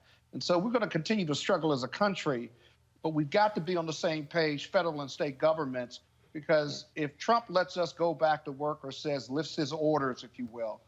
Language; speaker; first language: English; native; English